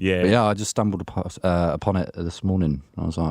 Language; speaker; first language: English; native; English